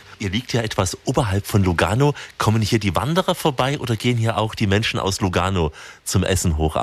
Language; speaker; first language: German; native; German